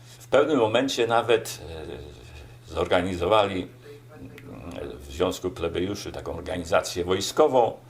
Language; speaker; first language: Polish; native; Polish